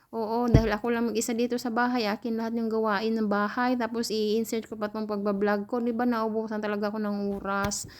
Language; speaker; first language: Filipino; native; Filipino